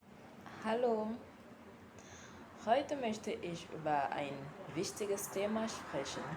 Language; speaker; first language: German; non-native, learner; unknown